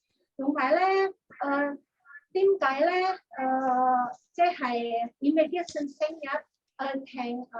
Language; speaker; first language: Cantonese; non-native, learner; Indonesian